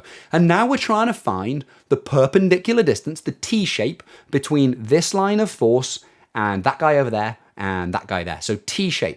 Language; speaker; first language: English; native; English